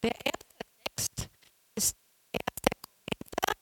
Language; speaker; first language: German; non-native, learner; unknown